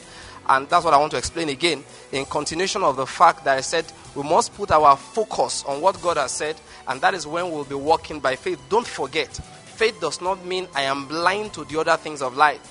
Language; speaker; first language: English; non-native, local second language; Igbo